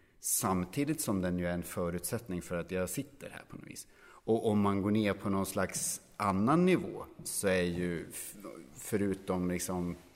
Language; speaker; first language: Swedish; native; Swedish